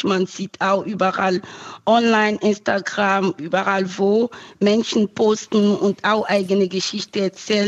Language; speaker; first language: German; non-native, fluent; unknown